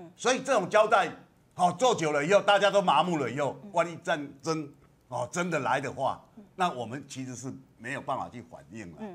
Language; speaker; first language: Chinese; native; Chinese